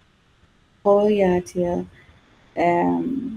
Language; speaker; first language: Danish; non-native, learner; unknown